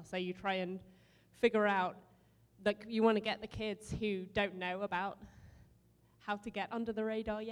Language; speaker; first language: English; native; English